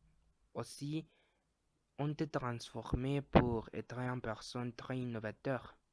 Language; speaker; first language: French; non-native, learner; Spanish